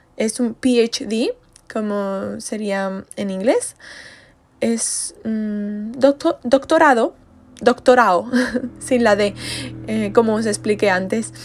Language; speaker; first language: Spanish; native; Spanish